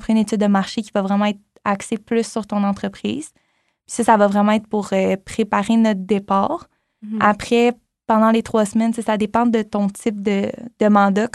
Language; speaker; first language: French; native; French